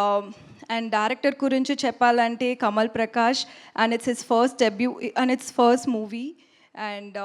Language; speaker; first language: Telugu; non-native, learner; Tamil